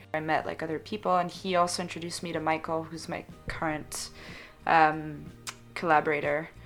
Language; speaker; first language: English; non-native, fluent; French